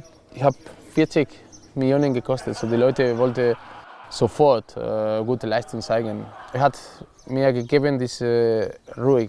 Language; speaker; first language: German; non-native, learner; Spanish